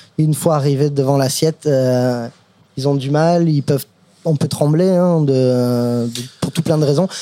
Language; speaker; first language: French; non-native, fluent; English